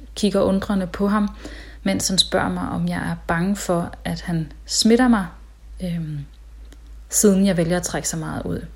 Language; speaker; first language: Danish; early bilingual, other home language; Tamil